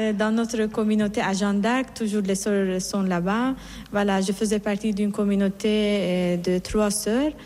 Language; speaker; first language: French; non-native, fluent; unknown